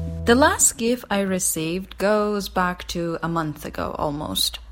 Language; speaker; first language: English; non-native, fluent; Persian